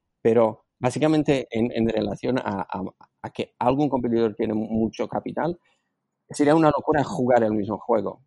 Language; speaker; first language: Spanish; non-native, fluent; Slovak